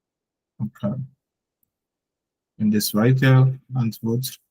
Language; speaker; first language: German; non-native, fluent; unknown